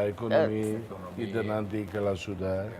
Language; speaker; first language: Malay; non-native, fluent; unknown